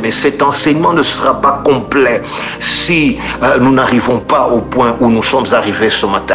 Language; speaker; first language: French; native; French